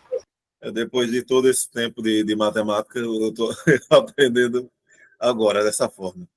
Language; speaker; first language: Portuguese; native; Portuguese